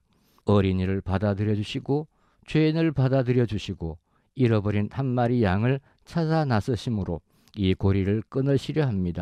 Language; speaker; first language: Korean; native; Korean